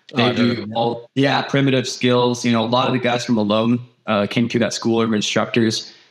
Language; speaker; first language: English; native; English